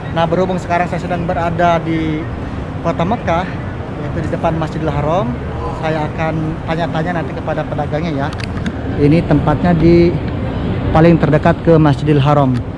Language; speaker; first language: Indonesian; native; Indonesian